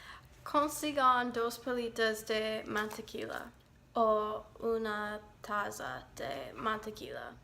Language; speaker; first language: Spanish; non-native, learner; English